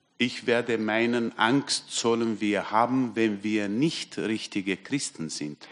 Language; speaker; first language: German; non-native, fluent; Armenian